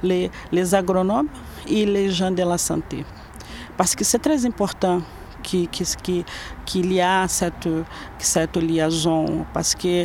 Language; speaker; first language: French; non-native, learner; Portuguese